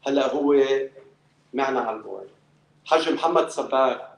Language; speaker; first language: Arabic; early bilingual, other home language; English